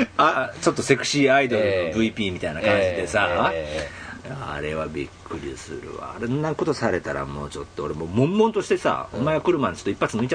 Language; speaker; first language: Japanese; native; Japanese